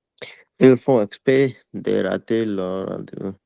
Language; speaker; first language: French; non-native, learner; Punjabi